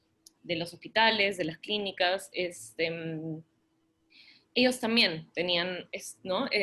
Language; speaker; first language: Spanish; native; Spanish